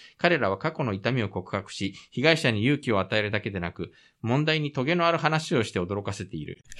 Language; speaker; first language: Japanese; native; Japanese